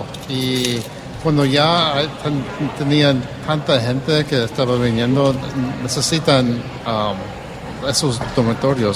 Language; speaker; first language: Spanish; early bilingual, heritage; English